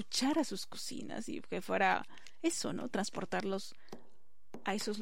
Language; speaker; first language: Spanish; native; Spanish